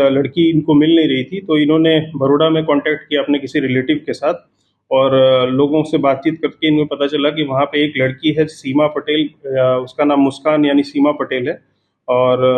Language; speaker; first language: Hindi; non-native, local second language; Gujarati